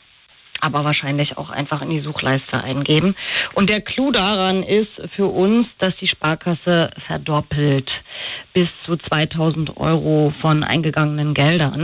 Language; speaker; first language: German; native; German